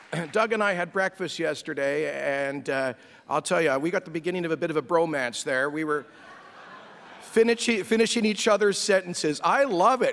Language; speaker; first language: English; native; English